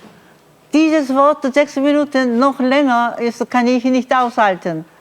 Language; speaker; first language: German; non-native, fluent; Korean